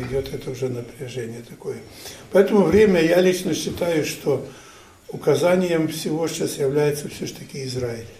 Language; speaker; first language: Russian; non-native, fluent; Ukrainian